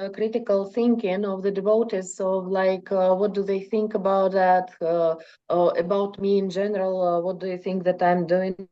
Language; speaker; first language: English; non-native, fluent; Russian